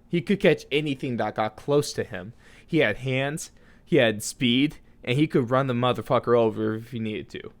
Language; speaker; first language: English; native; English